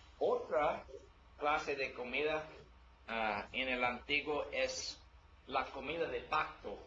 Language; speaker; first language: Spanish; non-native, learner; English